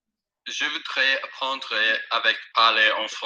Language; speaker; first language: French; non-native, learner; English